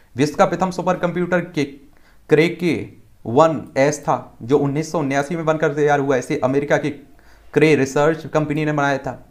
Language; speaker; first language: Hindi; native; Hindi